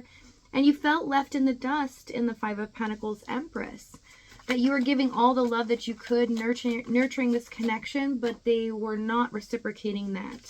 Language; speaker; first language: English; native; English